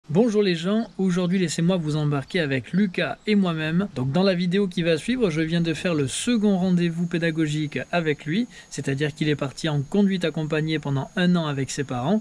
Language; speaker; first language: French; native; French